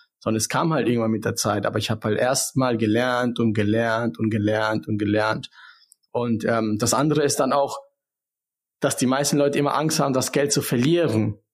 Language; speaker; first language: German; early bilingual, other home language; Spanish